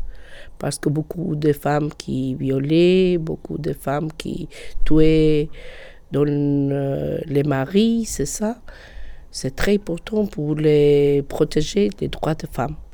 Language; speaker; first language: French; non-native, learner; Albanian